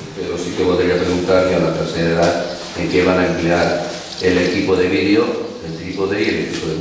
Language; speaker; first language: Spanish; non-native, local second language; Catalan